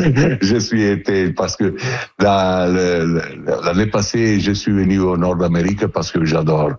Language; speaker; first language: French; non-native, learner; Italian